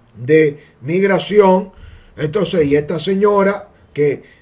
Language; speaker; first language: Spanish; native; Spanish